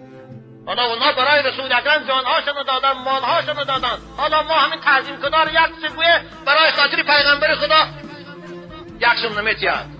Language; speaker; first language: Persian; native; Persian